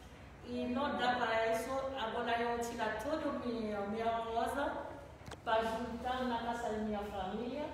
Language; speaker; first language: Portuguese; non-native, learner; Spanish